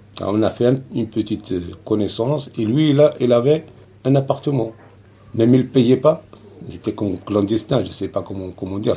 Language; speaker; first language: French; non-native, local second language; Arabic